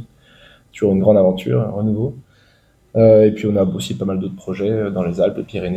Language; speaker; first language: French; native; French